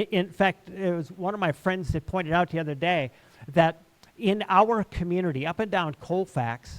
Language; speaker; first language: English; native; English